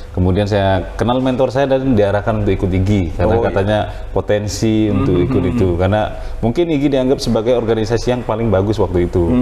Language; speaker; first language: Indonesian; non-native, local second language; Madurese